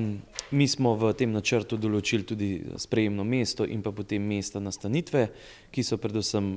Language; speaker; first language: Slovenian; native; Slovenian